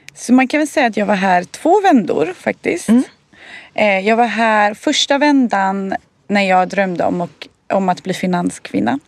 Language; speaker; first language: Swedish; early bilingual, other home language; Bosnian